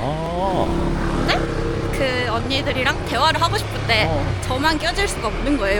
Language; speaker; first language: Korean; non-native, fluent; Japanese